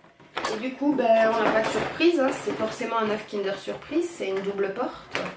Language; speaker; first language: French; native; French